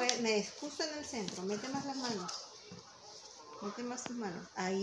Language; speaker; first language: Spanish; native; Spanish